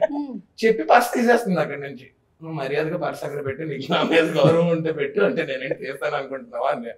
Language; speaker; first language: Telugu; native; Telugu